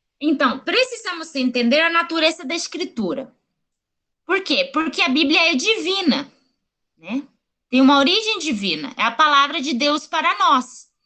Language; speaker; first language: Portuguese; non-native, fluent; Spanish